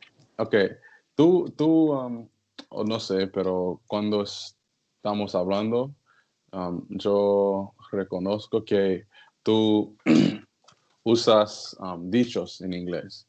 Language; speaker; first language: Spanish; non-native, learner; English